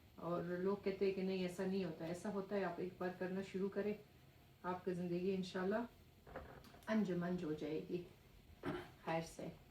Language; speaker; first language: Urdu; non-native, fluent; Persian